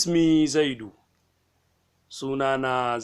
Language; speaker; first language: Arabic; non-native, fluent; Hausa